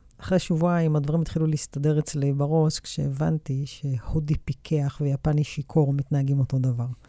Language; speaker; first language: Hebrew; native; Hebrew